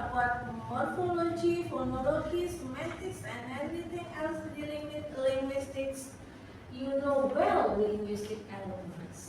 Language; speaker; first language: English; non-native, fluent; Indonesian